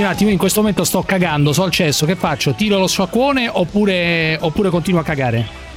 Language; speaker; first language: Italian; native; Italian